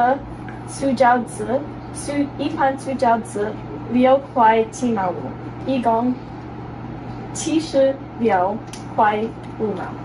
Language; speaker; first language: Chinese; non-native, learner; English